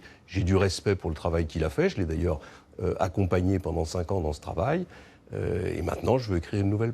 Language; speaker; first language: French; native; French